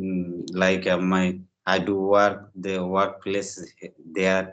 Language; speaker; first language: English; non-native, learner; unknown